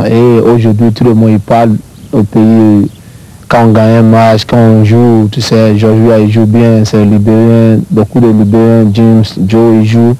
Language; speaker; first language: French; non-native, fluent; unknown